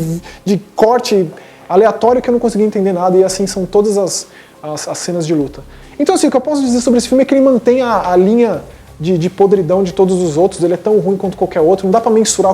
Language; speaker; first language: Portuguese; native; Portuguese